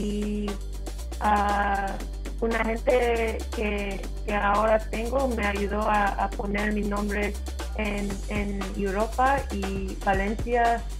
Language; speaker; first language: Spanish; early bilingual, heritage; English